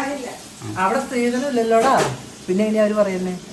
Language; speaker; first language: Malayalam; native; Malayalam